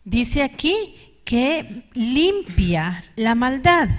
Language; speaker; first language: Spanish; native; Spanish